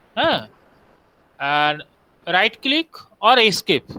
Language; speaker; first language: English; non-native, local second language; Bangla